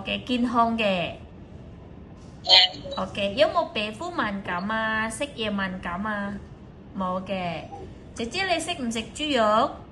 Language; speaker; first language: Cantonese; native; Cantonese